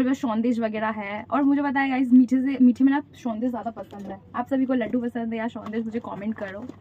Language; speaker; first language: Hindi; non-native, local second language; Bangla